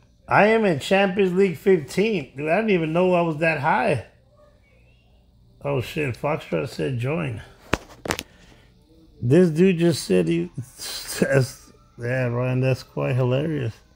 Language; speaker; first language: English; early bilingual, other home language; Spanish